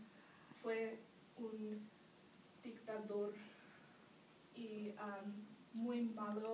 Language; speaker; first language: Spanish; non-native, learner; English